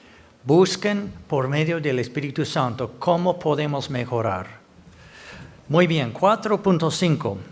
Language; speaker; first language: Spanish; non-native, fluent; English